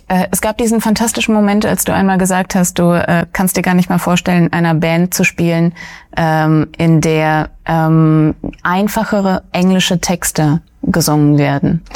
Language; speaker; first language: German; early bilingual, other home language; Russian